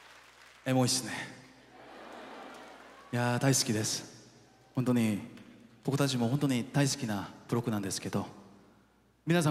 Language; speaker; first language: Japanese; non-native, fluent; Korean